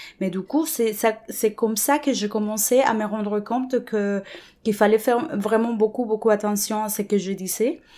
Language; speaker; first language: French; non-native, fluent; Spanish